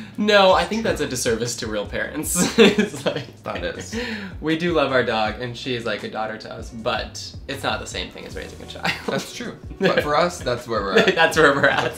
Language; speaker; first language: English; native; English